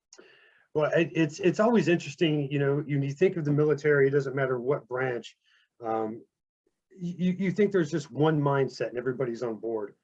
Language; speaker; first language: English; native; English